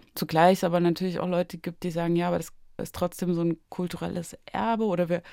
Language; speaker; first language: German; native; German